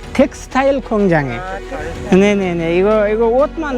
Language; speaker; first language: Korean; non-native, learner; Bangla